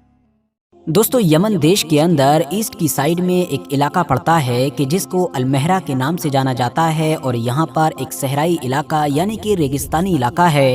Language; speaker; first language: Hindi; native; Hindi